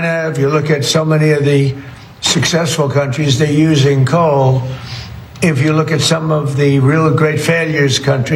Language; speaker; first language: English; native; English